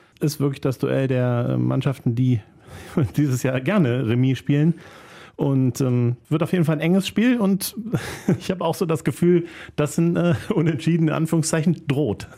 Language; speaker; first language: German; native; German